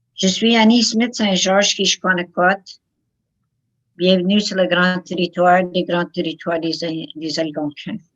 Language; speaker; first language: French; non-native, local second language; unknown